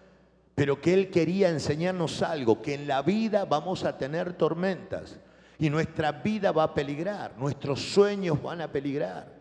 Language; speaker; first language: Spanish; native; Spanish